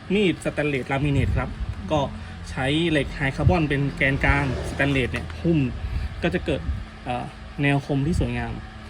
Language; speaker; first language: Thai; native; Thai